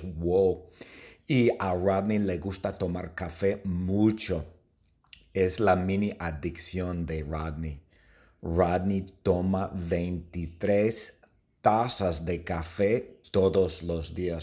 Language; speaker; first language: Spanish; non-native, fluent; English